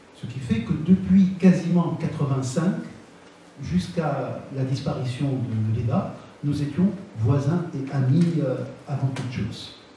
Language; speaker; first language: French; non-native, local second language; Arabic